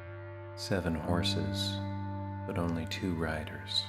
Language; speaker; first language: English; native; English